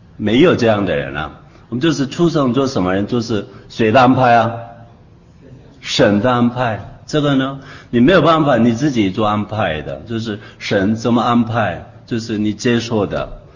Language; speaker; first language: Chinese; non-native, fluent; Korean